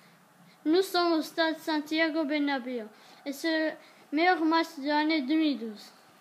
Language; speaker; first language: French; non-native, learner; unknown